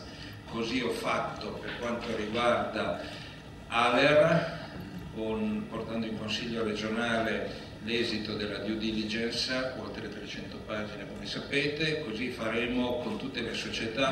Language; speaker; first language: Italian; native; Italian